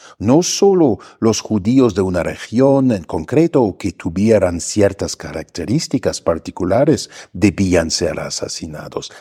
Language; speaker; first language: Spanish; non-native, fluent; German